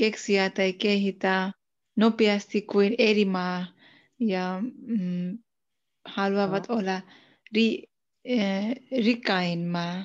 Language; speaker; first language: Finnish; non-native, learner; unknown